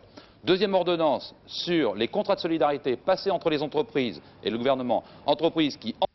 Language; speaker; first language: French; native; French